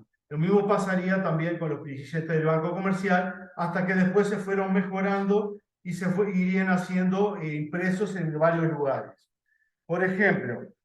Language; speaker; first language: Spanish; native; Spanish